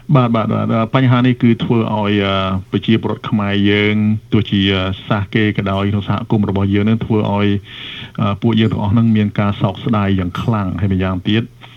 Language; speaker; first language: Khmer; early bilingual, other home language; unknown